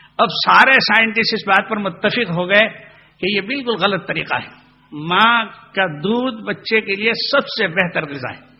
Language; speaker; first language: Urdu; non-native, local second language; Gujarati